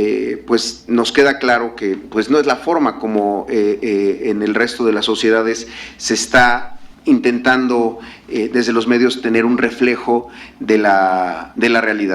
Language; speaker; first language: Spanish; native; Spanish